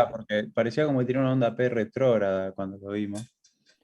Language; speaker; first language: Spanish; native; Spanish